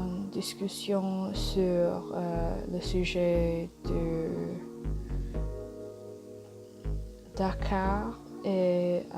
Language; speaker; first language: French; non-native, learner; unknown